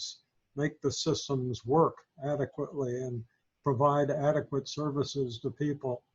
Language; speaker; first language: English; native; English